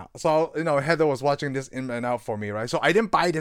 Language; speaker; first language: English; non-native, local second language; Cantonese